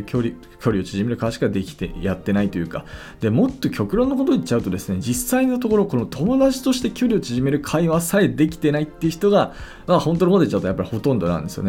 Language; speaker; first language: Japanese; native; Japanese